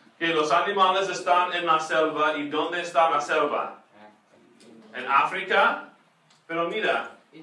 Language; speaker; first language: Spanish; non-native, fluent; English